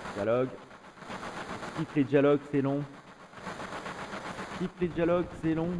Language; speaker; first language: French; native; French